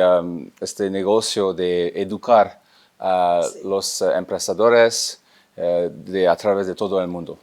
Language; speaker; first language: Spanish; non-native, fluent; French